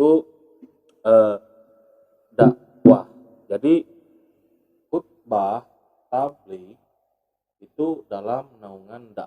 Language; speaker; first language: Indonesian; native; Indonesian